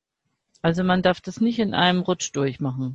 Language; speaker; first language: German; native; German